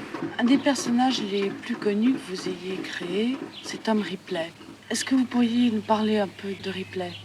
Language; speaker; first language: French; native; French